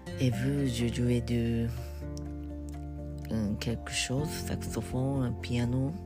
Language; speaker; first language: French; non-native, learner; Japanese